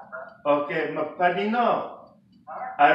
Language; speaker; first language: Spanish; early bilingual, heritage; English